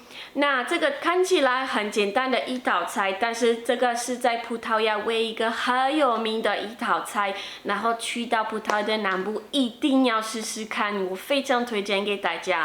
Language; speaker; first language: Chinese; non-native, fluent; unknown